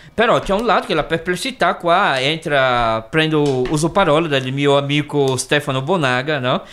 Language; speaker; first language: Italian; non-native, fluent; Portuguese